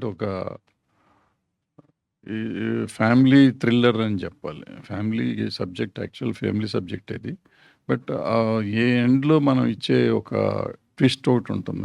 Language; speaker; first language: Telugu; native; Telugu